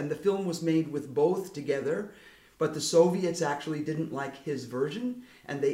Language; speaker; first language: English; native; English